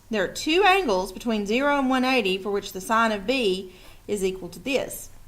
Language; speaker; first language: English; native; English